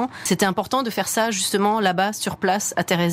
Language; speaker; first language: French; native; French